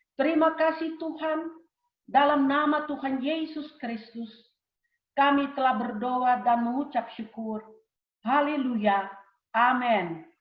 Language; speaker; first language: Indonesian; early bilingual, heritage; Indonesian